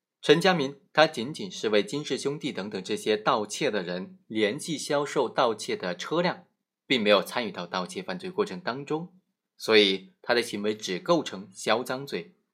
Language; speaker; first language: Chinese; native; Chinese